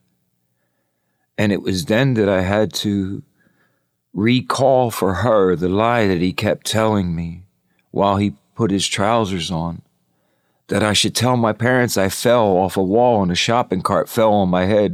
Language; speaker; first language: English; native; English